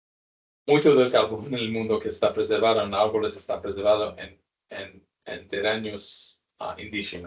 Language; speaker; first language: Spanish; non-native, learner; English